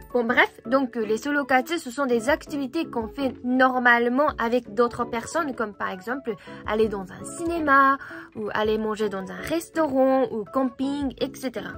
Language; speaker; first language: French; non-native, fluent; Japanese